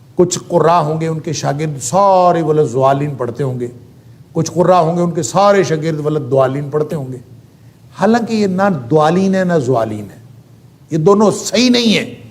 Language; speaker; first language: Urdu; non-native, local second language; Punjabi